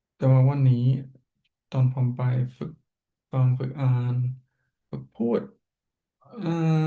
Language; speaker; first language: Thai; non-native, learner; English